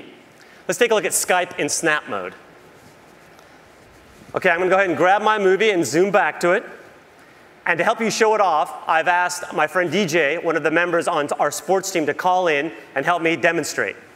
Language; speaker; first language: English; native; English